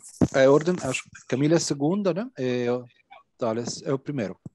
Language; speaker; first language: Portuguese; non-native, fluent; Italian